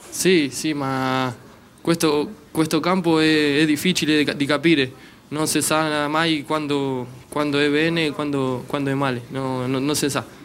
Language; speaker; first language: Italian; non-native, learner; Spanish